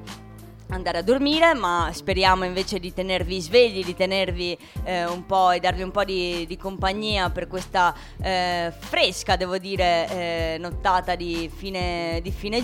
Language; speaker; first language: Italian; native; Italian